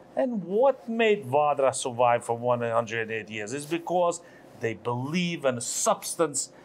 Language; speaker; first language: English; non-native, fluent; Albanian